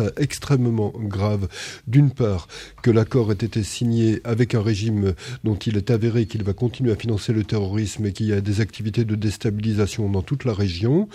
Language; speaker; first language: French; native; French